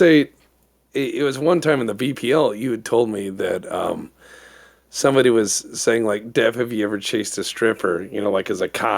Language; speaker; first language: English; native; English